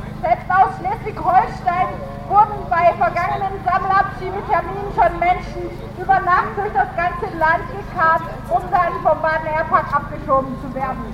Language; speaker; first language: German; native; German